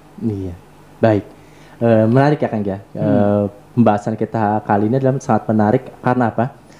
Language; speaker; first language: Indonesian; native; Indonesian